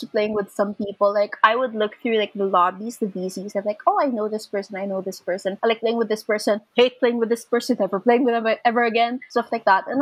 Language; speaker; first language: English; non-native, local second language; Filipino